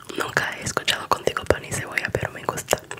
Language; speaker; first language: Spanish; non-native, fluent; English